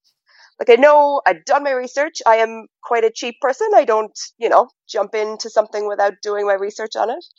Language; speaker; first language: English; native; English